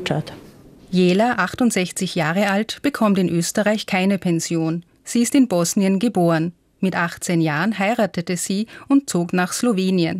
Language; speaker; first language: German; native; German